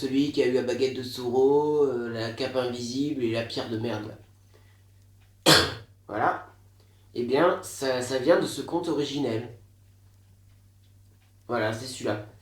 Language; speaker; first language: French; native; French